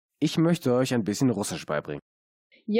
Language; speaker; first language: German; native; German